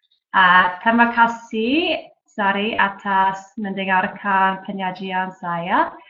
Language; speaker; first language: Indonesian; non-native, learner; English